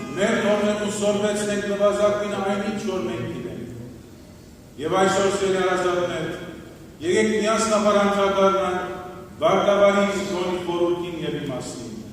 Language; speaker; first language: Armenian; early bilingual, heritage; Armenian